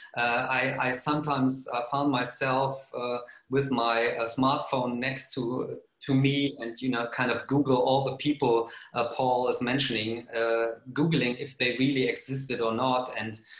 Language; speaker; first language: English; non-native, fluent; German